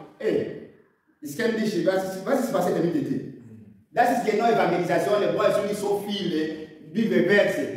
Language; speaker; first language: German; non-native, learner; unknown